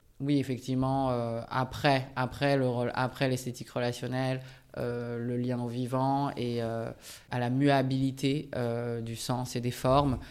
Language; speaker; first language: French; early bilingual, other home language; Japanese